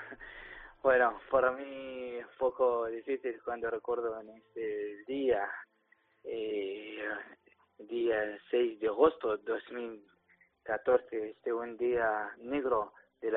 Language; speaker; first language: Spanish; non-native, learner; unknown